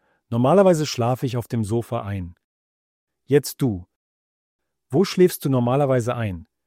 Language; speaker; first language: German; native; German